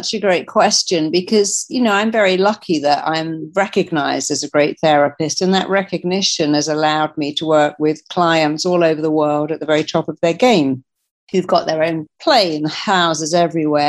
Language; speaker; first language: English; native; English